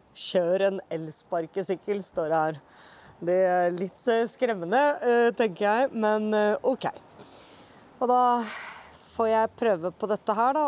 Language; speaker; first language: Norwegian; native; Norwegian